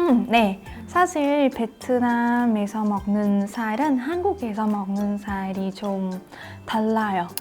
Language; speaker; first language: Korean; non-native, fluent; Vietnamese